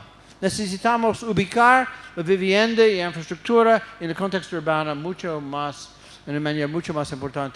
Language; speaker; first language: Spanish; non-native, fluent; English